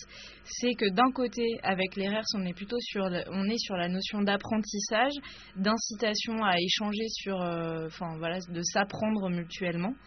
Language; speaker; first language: French; native; French